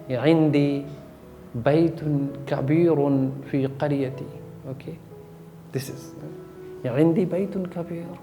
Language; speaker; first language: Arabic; non-native, fluent; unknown